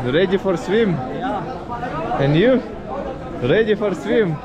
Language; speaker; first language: English; non-native, learner; Russian